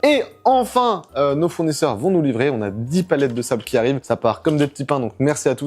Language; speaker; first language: French; native; French